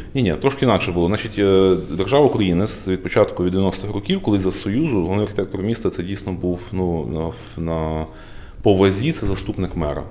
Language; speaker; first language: Ukrainian; native; Ukrainian